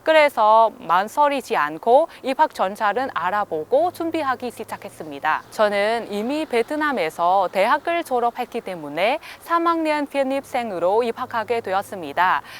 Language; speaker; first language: Korean; non-native, fluent; Vietnamese